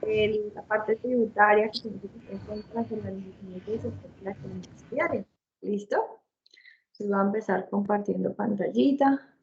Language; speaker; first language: Spanish; native; Spanish